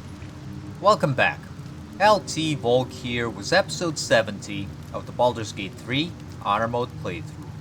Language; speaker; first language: English; native; English